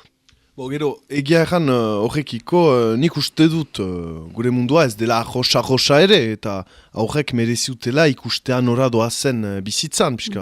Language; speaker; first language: Basque; native; Basque